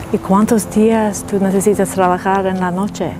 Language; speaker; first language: Spanish; non-native, learner; English